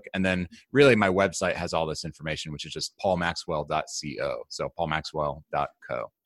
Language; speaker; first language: English; native; English